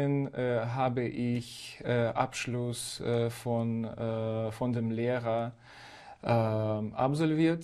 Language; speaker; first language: German; non-native, fluent; Ukrainian